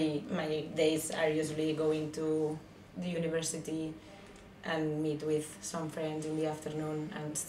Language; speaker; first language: English; non-native, learner; Spanish